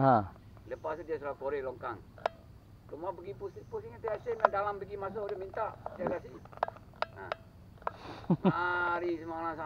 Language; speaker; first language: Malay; non-native, local second language; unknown